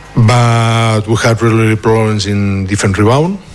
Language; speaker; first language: English; non-native, learner; Catalan